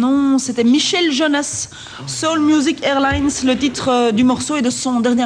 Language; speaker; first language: French; native; French